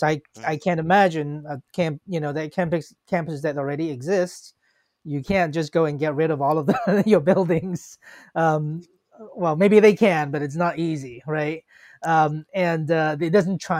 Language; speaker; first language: English; non-native, local second language; Cantonese